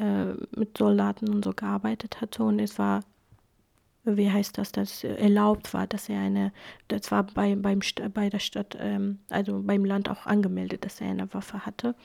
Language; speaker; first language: German; non-native, fluent; Kurdish